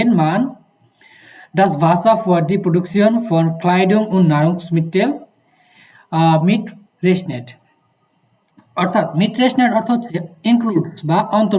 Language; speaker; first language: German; non-native, fluent; Bangla